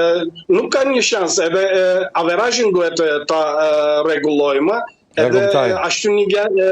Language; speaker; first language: Albanian; early bilingual, heritage; Albanian